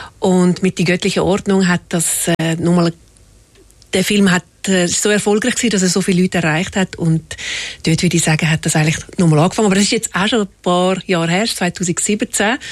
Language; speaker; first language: German; native; German